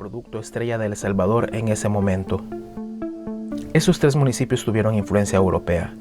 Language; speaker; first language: Spanish; native; Spanish